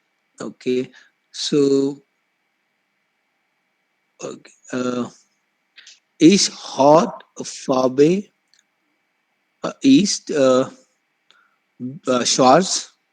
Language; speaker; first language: German; non-native, learner; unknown